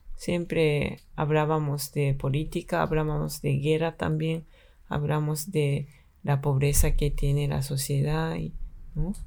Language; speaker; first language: Spanish; non-native, fluent; Japanese